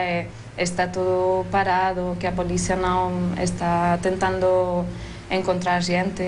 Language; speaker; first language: Portuguese; non-native, fluent; Spanish